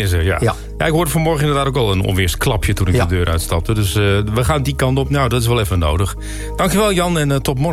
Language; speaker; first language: Dutch; native; Dutch